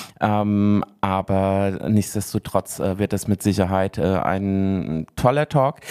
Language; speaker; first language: German; native; German